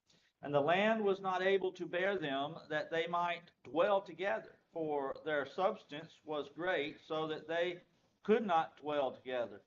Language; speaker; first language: English; native; English